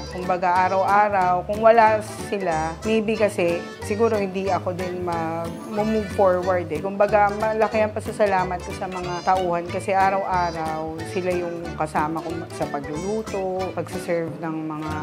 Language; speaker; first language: Filipino; native; Filipino